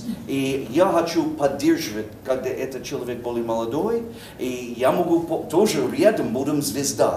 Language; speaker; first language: Russian; non-native, learner; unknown